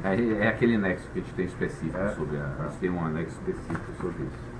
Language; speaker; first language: Portuguese; native; Portuguese